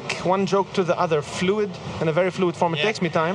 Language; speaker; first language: English; non-native, fluent; Arabic